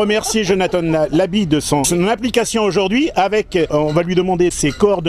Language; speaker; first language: French; native; French